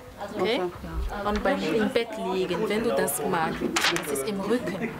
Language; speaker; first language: German; non-native, learner; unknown